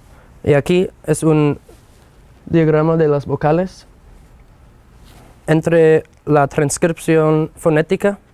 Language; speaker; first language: Spanish; non-native, fluent; English